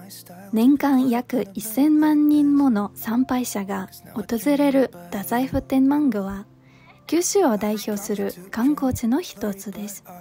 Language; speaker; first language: Japanese; non-native, fluent; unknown